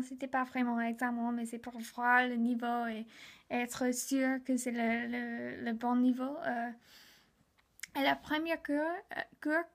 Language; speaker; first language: French; non-native, learner; English